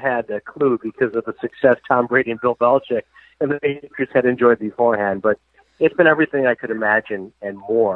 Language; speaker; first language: English; native; English